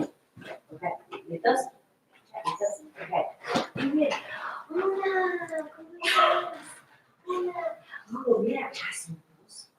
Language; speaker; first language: Spanish; non-native, fluent; English